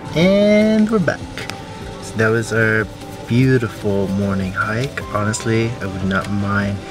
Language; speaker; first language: English; native; English